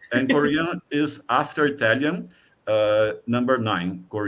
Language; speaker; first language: English; non-native, fluent; Portuguese